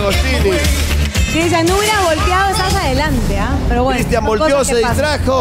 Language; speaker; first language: Spanish; native; Spanish